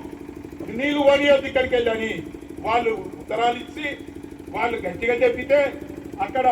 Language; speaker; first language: Telugu; native; Telugu